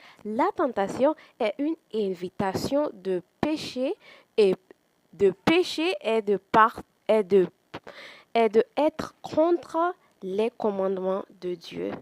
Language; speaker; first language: French; non-native, fluent; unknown